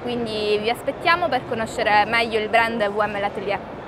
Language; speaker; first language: Italian; native; Italian